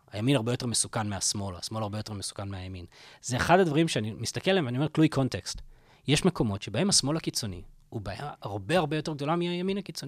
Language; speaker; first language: Hebrew; non-native, fluent; English